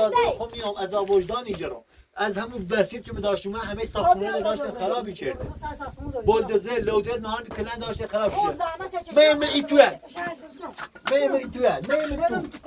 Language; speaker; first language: Persian; non-native, local second language; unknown